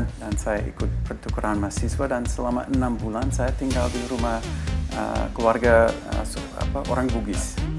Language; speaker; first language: Indonesian; non-native, fluent; English